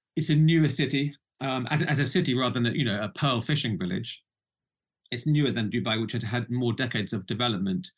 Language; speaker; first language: English; native; English